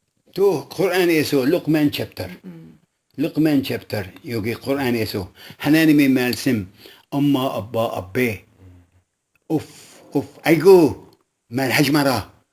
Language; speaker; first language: Korean; non-native, local second language; Arabic